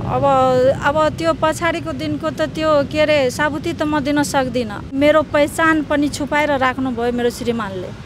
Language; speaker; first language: Nepali; non-native, local second language; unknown